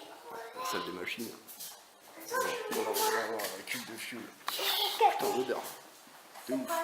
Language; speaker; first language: French; native; French